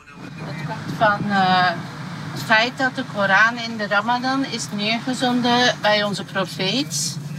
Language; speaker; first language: Dutch; non-native, fluent; Turkish